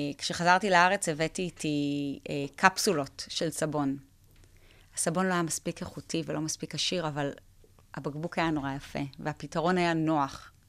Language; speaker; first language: Hebrew; native; Hebrew